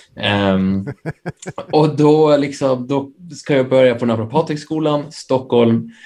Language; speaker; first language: Swedish; early bilingual, other home language; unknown